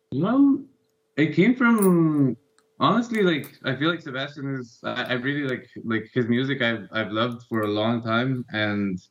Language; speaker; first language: English; non-native, fluent; Spanish